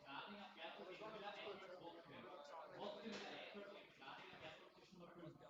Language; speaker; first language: German; native; German